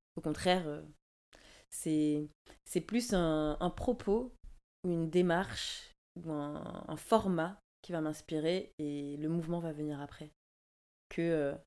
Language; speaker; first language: French; native; French